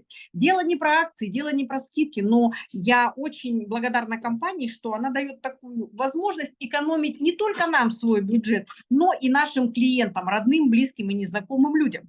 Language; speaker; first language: Russian; native; Russian